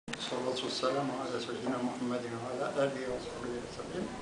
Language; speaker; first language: Arabic; native; Arabic